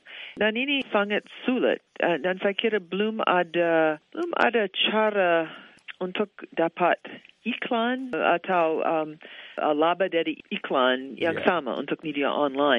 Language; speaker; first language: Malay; non-native, fluent; English